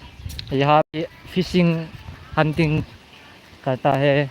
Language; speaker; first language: Hindi; non-native, local second language; Thado Chin